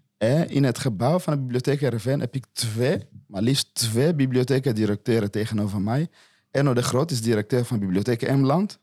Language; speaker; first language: Dutch; non-native, fluent; Swahili